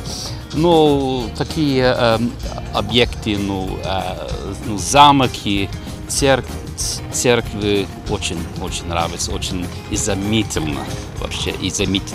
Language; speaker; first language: Russian; non-native, learner; Lithuanian